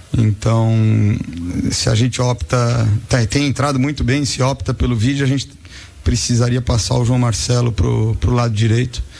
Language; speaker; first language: Portuguese; native; Portuguese